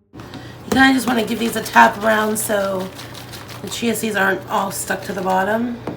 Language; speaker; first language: English; native; English